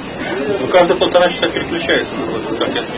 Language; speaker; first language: Russian; native; Russian